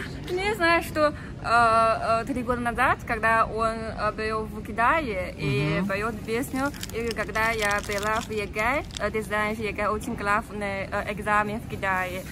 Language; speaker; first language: Russian; non-native, learner; Chinese